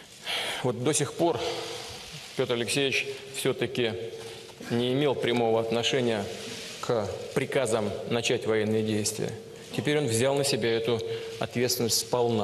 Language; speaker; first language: Russian; native; Russian